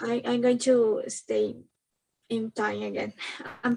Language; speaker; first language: English; non-native, learner; Spanish